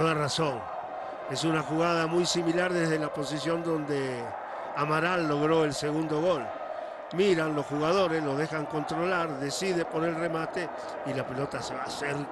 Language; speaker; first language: Spanish; native; Spanish